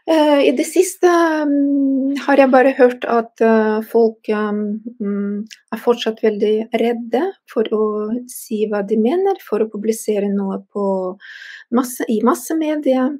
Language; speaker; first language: Norwegian; non-native, fluent; Russian